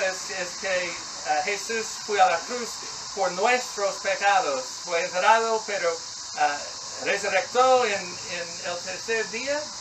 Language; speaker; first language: Spanish; non-native, learner; English